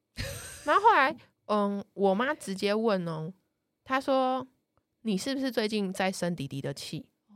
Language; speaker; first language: Chinese; native; Chinese